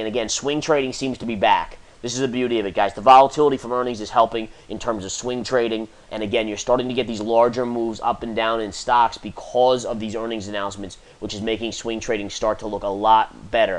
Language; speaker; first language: English; native; English